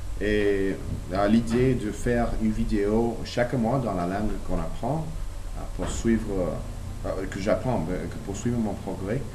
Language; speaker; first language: French; non-native, learner; English